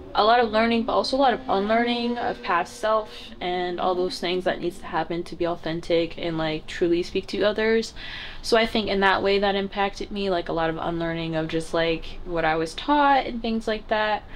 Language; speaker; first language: English; native; English